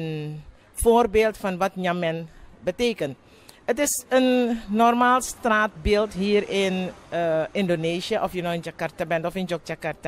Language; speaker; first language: Dutch; non-native, local second language; Javanese